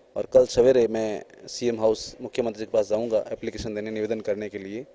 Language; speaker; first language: Hindi; native; Hindi